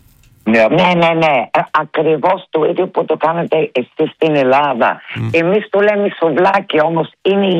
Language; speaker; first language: Greek; early bilingual, heritage; Greek